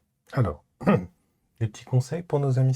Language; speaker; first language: French; native; French